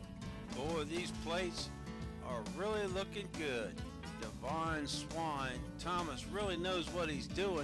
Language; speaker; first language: English; native; English